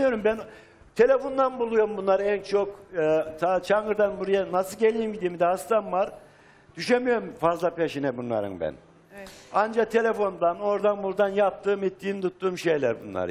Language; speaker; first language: Turkish; native; Turkish